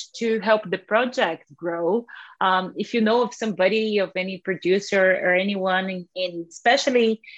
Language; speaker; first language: English; non-native, fluent; Portuguese